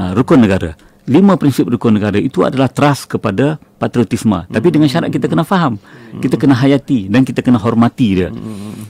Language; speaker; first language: Malay; native; Malay